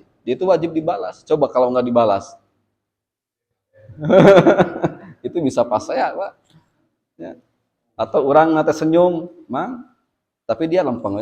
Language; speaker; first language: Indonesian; non-native, local second language; Sundanese